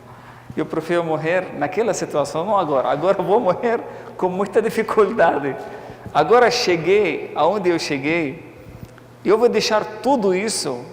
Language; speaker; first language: Portuguese; non-native, fluent; Arabic